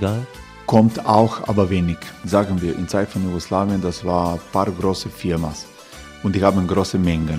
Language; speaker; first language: German; non-native, fluent; Croatian